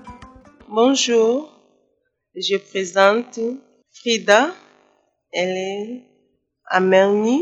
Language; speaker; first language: French; non-native, learner; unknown